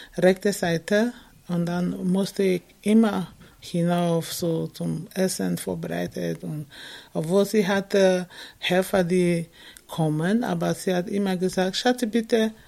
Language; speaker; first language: German; non-native, fluent; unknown